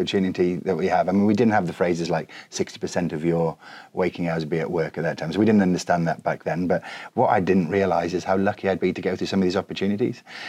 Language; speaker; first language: English; native; English